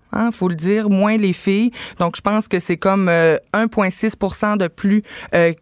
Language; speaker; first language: French; native; French